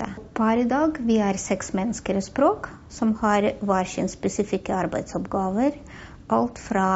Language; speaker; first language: Norwegian; non-native, fluent; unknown